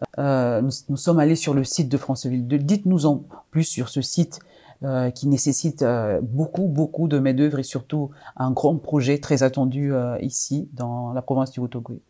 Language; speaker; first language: French; native; French